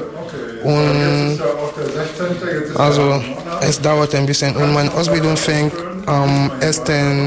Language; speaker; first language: German; non-native, learner; French